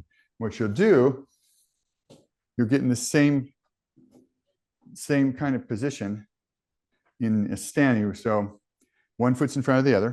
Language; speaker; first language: English; native; English